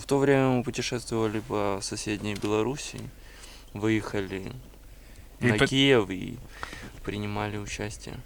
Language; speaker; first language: Russian; native; Russian